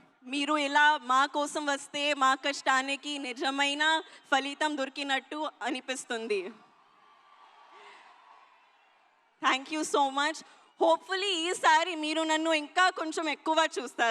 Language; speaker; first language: Telugu; non-native, fluent; Hindi